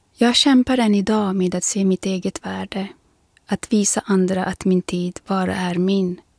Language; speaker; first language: Swedish; non-native, fluent; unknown